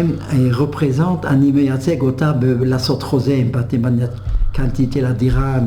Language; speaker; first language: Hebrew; non-native, fluent; French